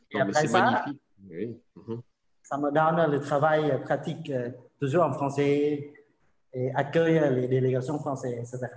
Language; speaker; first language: French; non-native, learner; Khmer